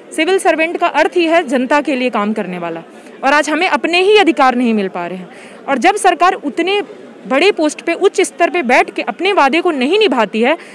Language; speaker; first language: Hindi; native; Hindi